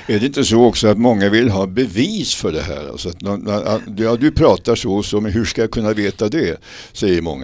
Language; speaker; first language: Swedish; native; Swedish